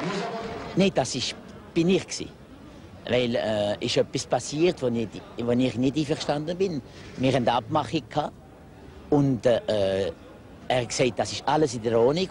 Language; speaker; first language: German; non-native, learner; Croatian